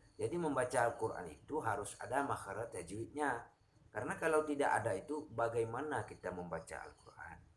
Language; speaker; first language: Indonesian; native; Indonesian